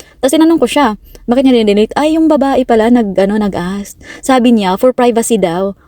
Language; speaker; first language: Filipino; non-native, local second language; Cebuano